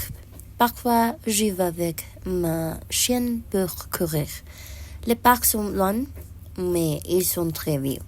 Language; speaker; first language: French; non-native, learner; Spanish